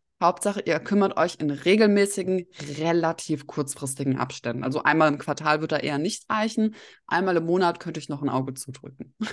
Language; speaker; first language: German; early bilingual, other home language; Russian